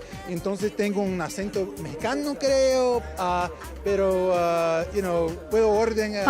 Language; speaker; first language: Spanish; non-native, learner; English